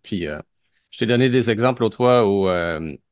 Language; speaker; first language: French; native; French